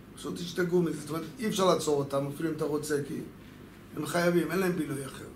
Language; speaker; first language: Hebrew; non-native, fluent; French